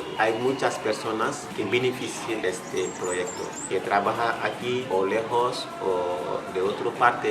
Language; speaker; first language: Spanish; non-native, fluent; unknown